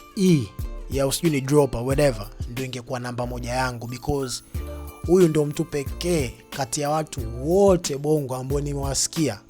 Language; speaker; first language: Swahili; native; Swahili